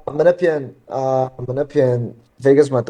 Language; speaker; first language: Burmese; early bilingual, heritage; Burmese